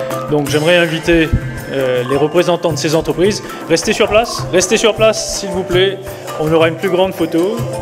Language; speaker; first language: French; non-native, local second language; Morisyen